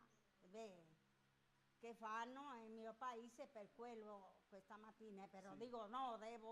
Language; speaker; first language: Italian; non-native, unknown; Spanish